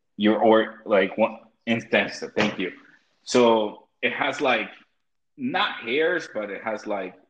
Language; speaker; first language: English; early bilingual, other home language; Spanish